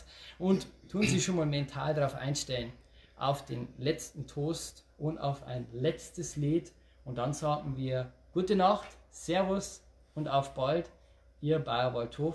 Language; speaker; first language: German; native; German